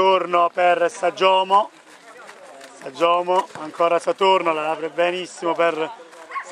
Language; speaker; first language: Italian; native; Italian